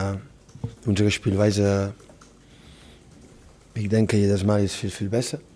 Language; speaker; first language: German; non-native, fluent; Spanish